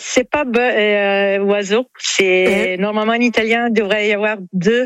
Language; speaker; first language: French; non-native, fluent; Italian